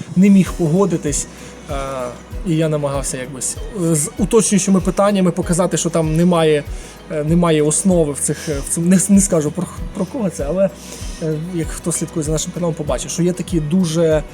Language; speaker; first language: Ukrainian; non-native, local second language; Russian